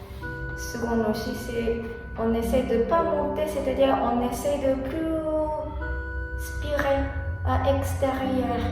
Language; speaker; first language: French; non-native, learner; Japanese